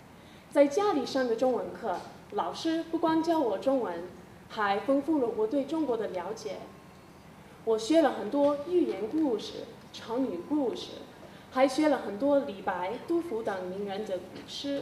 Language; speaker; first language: Chinese; non-native, learner; English